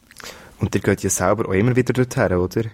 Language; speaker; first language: German; native; German